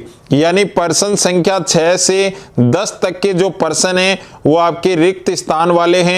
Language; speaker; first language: Hindi; native; Hindi